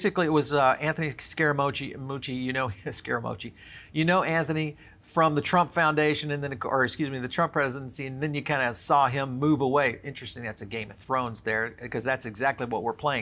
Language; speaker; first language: English; native; English